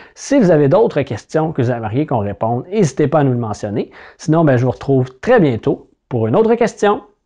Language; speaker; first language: French; native; French